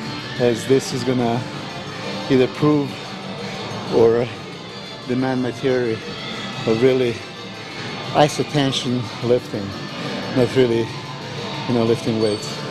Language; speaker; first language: English; non-native, fluent; Serbian